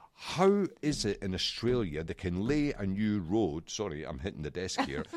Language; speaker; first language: English; native; English